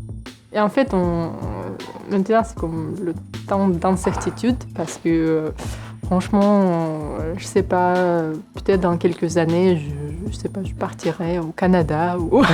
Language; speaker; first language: French; non-native, fluent; Ukrainian